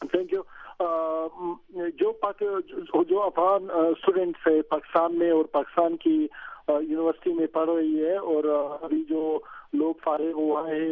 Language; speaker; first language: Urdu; non-native, learner; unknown